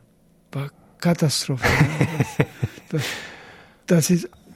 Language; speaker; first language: German; non-native, learner; Polish